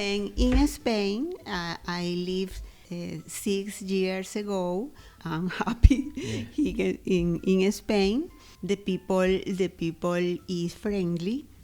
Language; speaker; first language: English; non-native, learner; Spanish